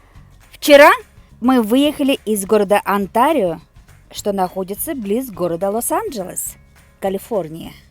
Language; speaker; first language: Russian; non-native, local second language; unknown